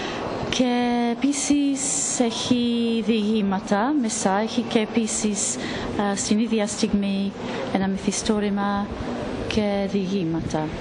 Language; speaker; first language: Greek; non-native, fluent; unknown